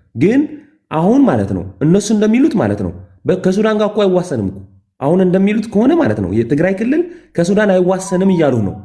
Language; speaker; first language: Amharic; non-native, local second language; Tigrinya